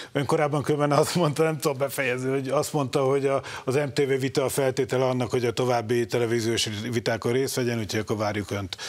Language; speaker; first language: Hungarian; native; Hungarian